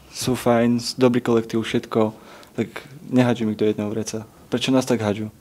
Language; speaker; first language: Slovak; non-native, local second language; Romany